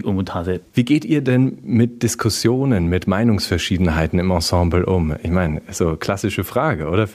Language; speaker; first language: German; native; German